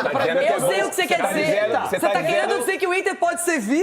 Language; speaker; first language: Portuguese; native; Portuguese